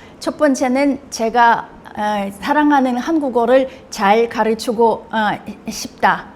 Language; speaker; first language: Korean; non-native, fluent; Russian